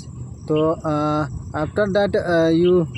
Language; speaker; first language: English; non-native, learner; Hindi